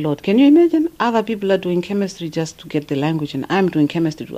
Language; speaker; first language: English; non-native, fluent; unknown